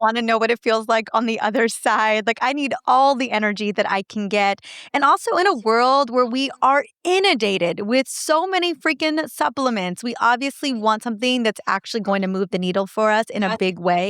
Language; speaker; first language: English; native; English